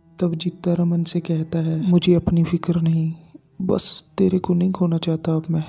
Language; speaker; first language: Hindi; non-native, local second language; Punjabi